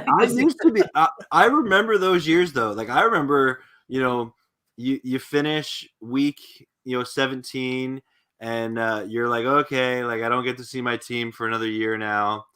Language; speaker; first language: English; native; English